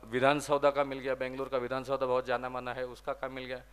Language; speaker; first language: Hindi; non-native, local second language; Marathi